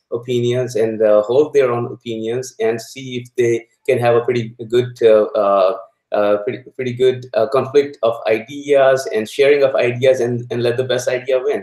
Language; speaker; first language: English; non-native, local second language; Punjabi